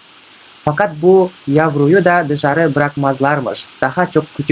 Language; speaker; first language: Turkish; non-native, fluent; Kyrgyz